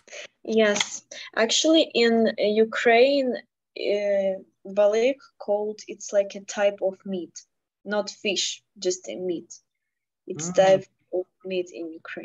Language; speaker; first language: English; non-native, fluent; Ukrainian